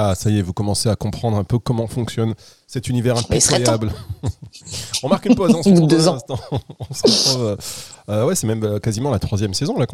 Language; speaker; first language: French; native; French